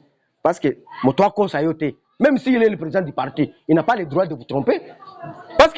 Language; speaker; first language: French; non-native, local second language; Lingala